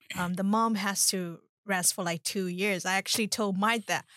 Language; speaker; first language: English; non-native, fluent; Burmese